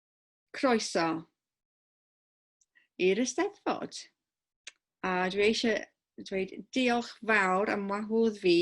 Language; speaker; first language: Welsh; non-native, local second language; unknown